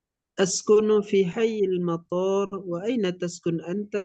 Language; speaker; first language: Arabic; non-native, learner; Indonesian